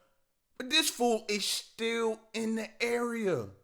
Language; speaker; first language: English; native; English